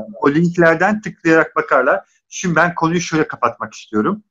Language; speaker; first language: Turkish; non-native, local second language; Arabic